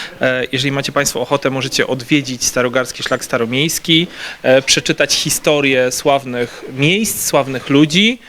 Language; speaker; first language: Polish; native; Polish